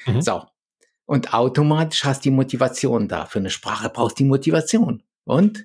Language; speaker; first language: German; early bilingual, other home language; Polish